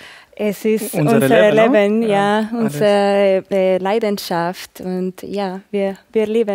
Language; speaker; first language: German; non-native, learner; Spanish